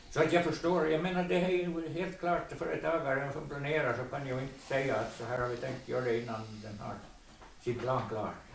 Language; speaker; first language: Swedish; native; Swedish